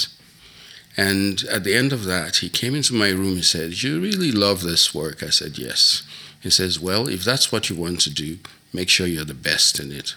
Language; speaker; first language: English; non-native, local second language; Yoruba